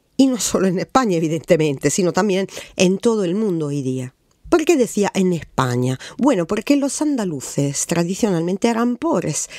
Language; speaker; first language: Spanish; non-native, fluent; Italian